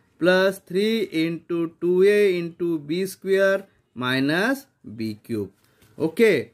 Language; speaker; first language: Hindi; non-native, local second language; Marathi